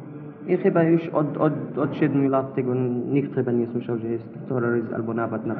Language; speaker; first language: Polish; non-native, learner; Arabic